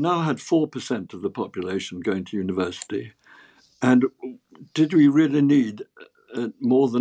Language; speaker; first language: English; native; English